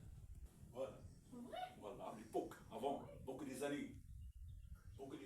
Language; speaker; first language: French; non-native, local second language; Arabic